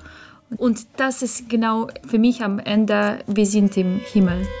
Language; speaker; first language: German; non-native, fluent; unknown